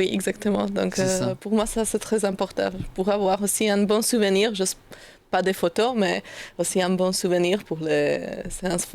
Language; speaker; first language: French; non-native, learner; Slovak